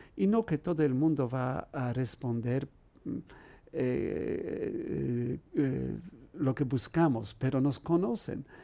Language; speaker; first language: Spanish; non-native, fluent; Polish